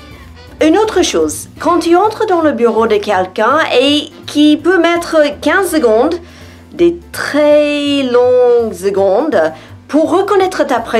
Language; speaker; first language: French; non-native, fluent; English